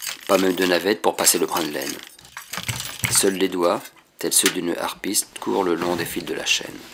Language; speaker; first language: French; native; French